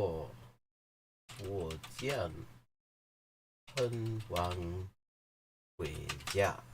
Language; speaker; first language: Chinese; non-native, learner; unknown